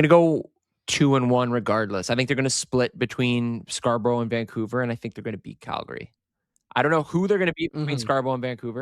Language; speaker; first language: English; native; English